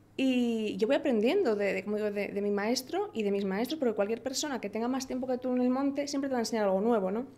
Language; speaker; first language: Spanish; native; Spanish